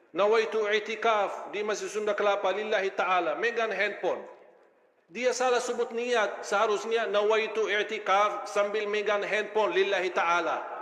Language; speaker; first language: Malay; non-native, fluent; Arabic